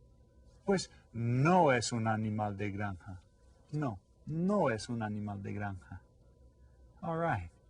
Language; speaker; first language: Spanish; non-native, fluent; English